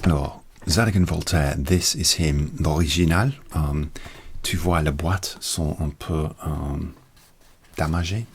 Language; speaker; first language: French; non-native, learner; English